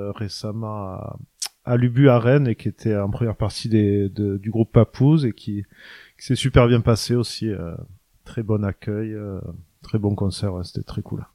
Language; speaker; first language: French; native; French